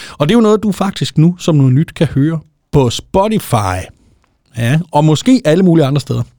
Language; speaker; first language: Danish; native; Danish